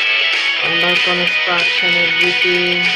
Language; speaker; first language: English; non-native, local second language; Bangla